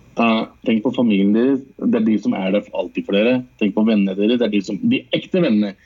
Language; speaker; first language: Norwegian; early bilingual, other home language; Urdu